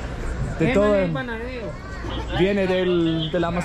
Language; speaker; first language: Spanish; non-native, fluent; Danish